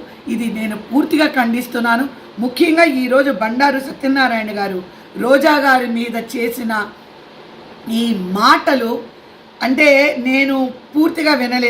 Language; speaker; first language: Telugu; native; Telugu